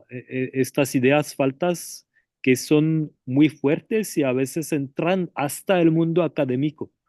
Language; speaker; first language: Spanish; non-native, fluent; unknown